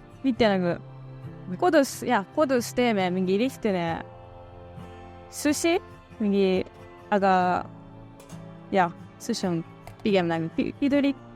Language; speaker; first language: Estonian; early bilingual, other home language; Japanese